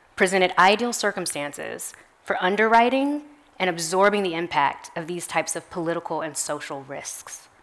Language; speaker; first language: English; native; English